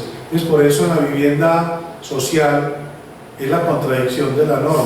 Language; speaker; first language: Spanish; native; Spanish